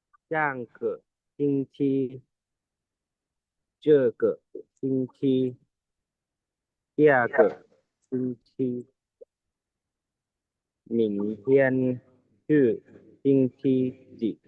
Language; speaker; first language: Chinese; non-native, learner; Lao